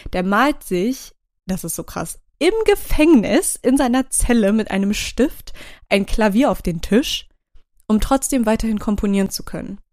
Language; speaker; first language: German; early bilingual, other home language; Turkish